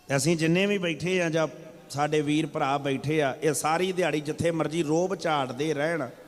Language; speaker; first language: Punjabi; native; Punjabi